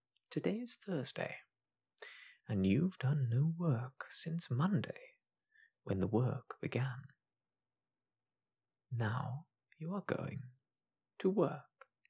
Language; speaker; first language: English; native; English